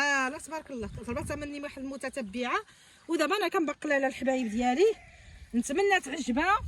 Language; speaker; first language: Arabic; native; Arabic